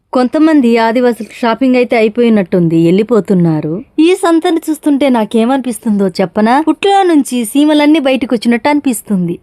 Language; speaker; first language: Telugu; non-native, local second language; Koya